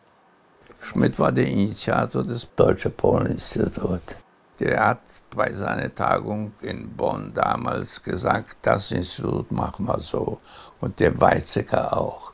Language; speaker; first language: German; early bilingual, heritage; German